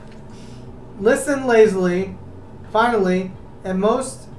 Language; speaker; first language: English; early bilingual, other home language; Spanish